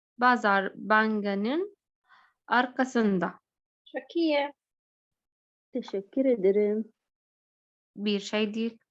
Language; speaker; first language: Turkish; non-native, learner; Arabic